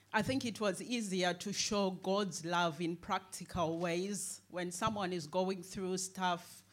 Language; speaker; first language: English; non-native, local second language; Shona